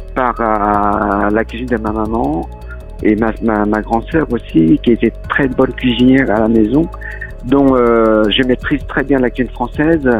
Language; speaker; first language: French; early bilingual, other home language; Lao